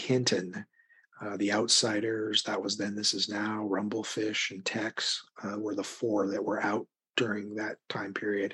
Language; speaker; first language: English; native; English